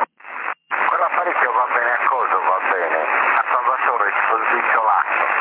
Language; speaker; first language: Italian; native; Italian